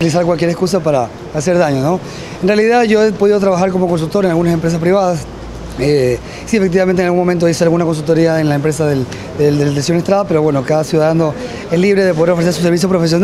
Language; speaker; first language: Spanish; native; Spanish